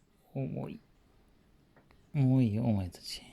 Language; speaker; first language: Japanese; native; Japanese